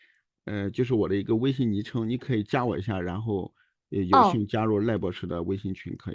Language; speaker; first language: Chinese; native; Chinese